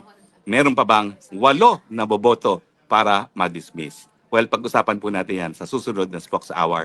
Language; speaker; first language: Filipino; native; Filipino